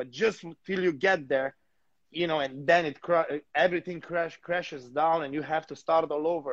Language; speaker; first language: English; non-native, fluent; Slovenian